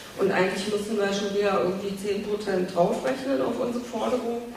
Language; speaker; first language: German; native; German